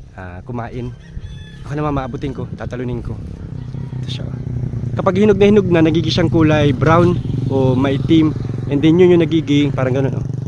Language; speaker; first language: Filipino; native; Filipino